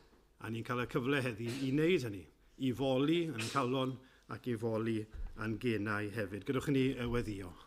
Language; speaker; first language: Welsh; native; Welsh